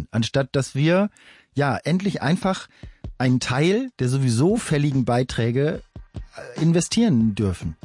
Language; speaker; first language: German; native; German